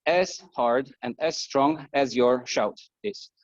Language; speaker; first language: English; non-native, fluent; Polish